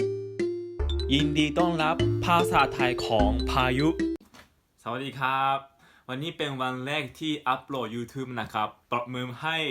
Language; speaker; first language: Thai; non-native, fluent; Japanese